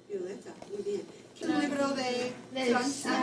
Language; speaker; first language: Spanish; non-native, fluent; English